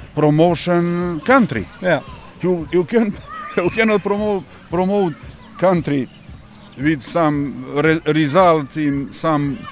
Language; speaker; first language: English; non-native, learner; Serbian